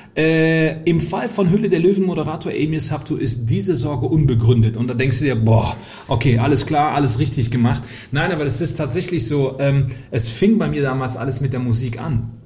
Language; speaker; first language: German; early bilingual, heritage; Polish